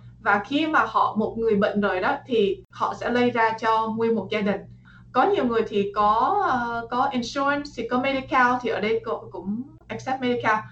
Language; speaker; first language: Vietnamese; early bilingual, heritage; Vietnamese